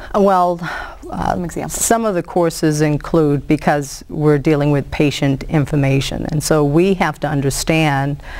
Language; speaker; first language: English; native; English